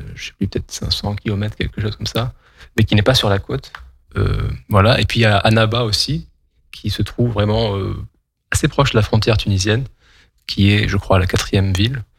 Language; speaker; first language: French; non-native, local second language; Kabyle